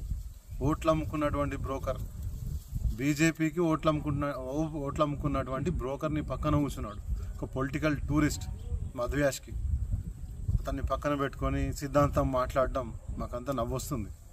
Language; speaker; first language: Telugu; native; Telugu